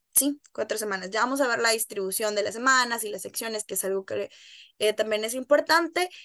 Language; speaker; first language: Spanish; native; Spanish